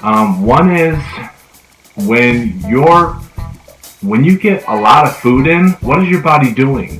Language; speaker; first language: English; native; English